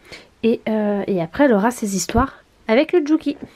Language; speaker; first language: French; native; French